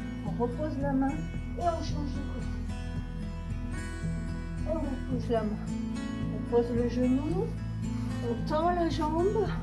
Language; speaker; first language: French; native; French